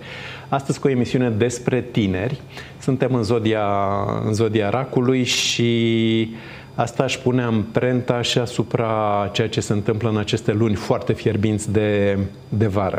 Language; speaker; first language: Romanian; native; Romanian